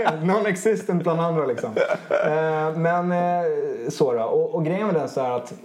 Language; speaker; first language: Swedish; early bilingual, other home language; Italian